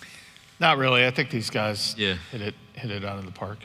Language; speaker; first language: English; native; English